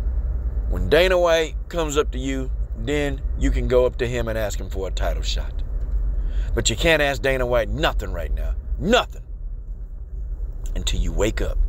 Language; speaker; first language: English; native; English